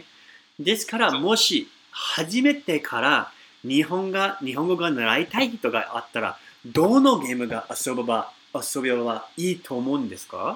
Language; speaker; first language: Japanese; non-native, fluent; English